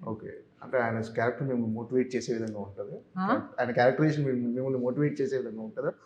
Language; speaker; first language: Telugu; native; Telugu